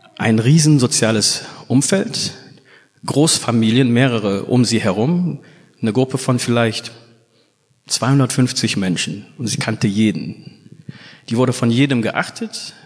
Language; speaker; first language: German; early bilingual, other home language; Fula